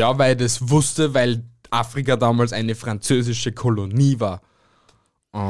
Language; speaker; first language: German; native; German